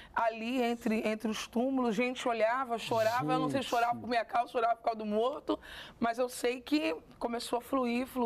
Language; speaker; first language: Portuguese; native; Portuguese